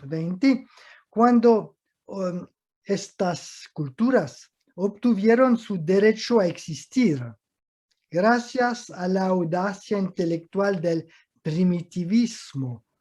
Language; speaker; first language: Spanish; non-native, fluent; French